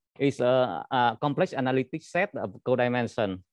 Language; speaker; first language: English; non-native, learner; Vietnamese